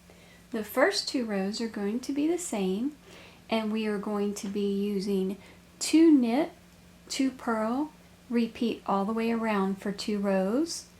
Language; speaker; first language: English; native; English